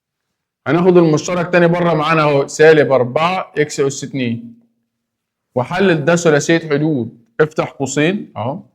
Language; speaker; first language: Arabic; native; Arabic